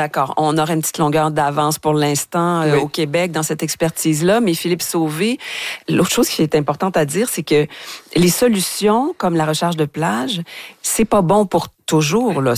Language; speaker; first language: French; native; French